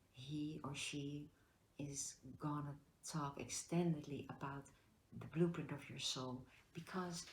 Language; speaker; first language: English; non-native, fluent; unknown